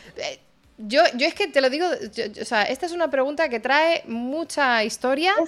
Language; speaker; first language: Spanish; native; Spanish